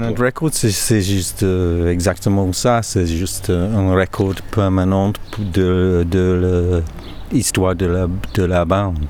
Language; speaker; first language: French; non-native, learner; English